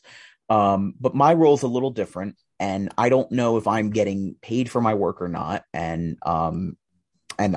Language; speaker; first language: English; native; English